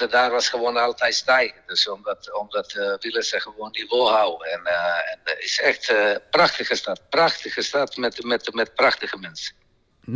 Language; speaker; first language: Dutch; non-native, fluent; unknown